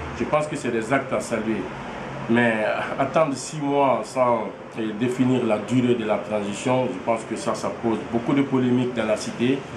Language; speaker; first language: French; non-native, local second language; Fula